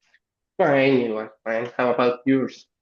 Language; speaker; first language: English; non-native, learner; Spanish